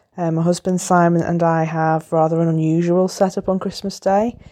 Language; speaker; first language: English; native; English